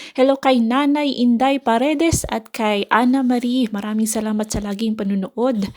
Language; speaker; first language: Filipino; non-native, local second language; Cebuano